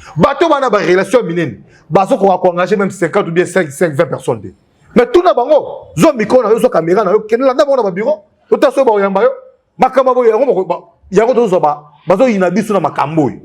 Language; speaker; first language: Lingala; native; Lingala